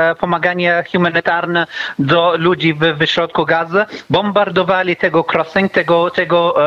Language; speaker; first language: Polish; non-native, learner; Arabic